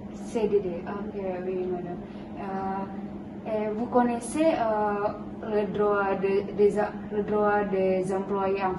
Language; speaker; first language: French; non-native, learner; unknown